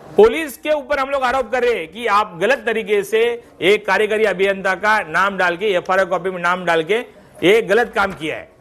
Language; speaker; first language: Hindi; non-native, local second language; Marathi